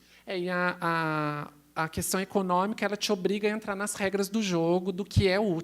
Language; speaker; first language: Portuguese; native; Portuguese